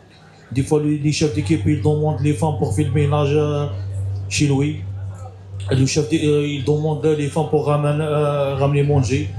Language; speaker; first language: French; non-native, learner; Arabic